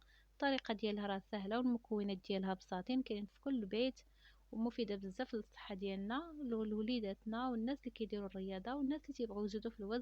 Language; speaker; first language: Arabic; native; Arabic